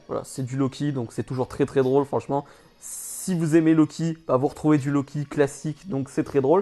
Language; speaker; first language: French; native; French